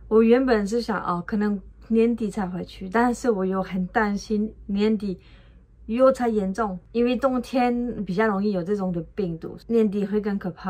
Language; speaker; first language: Chinese; non-native, fluent; French